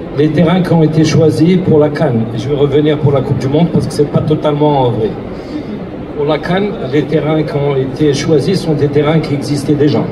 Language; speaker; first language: French; non-native, local second language; Arabic